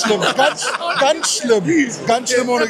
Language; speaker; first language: German; native; German